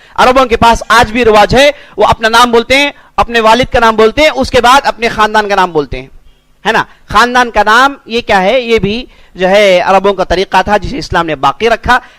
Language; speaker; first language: Urdu; native; Urdu